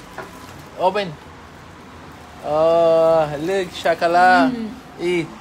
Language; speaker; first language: English; non-native, learner; Turkish